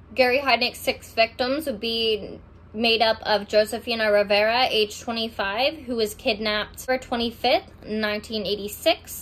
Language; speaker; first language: English; native; English